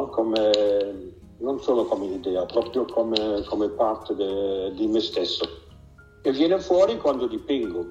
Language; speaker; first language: Italian; non-native, fluent; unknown